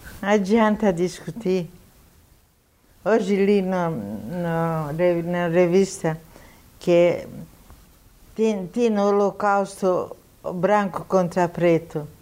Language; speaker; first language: Portuguese; non-native, fluent; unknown